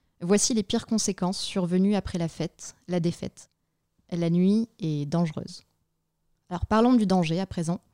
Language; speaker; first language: French; native; French